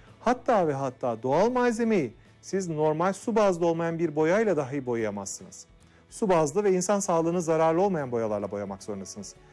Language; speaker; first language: Turkish; native; Turkish